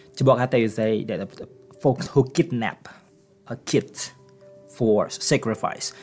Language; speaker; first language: English; non-native, fluent; Indonesian